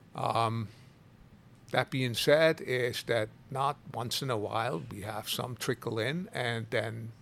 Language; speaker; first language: English; non-native, fluent; Swiss German